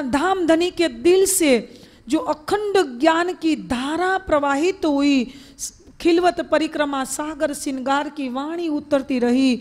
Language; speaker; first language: Hindi; non-native, local second language; Gujarati